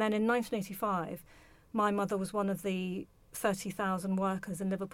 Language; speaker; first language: English; native; English